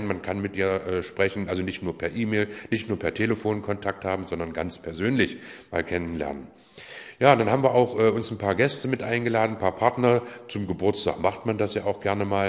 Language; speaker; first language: German; native; German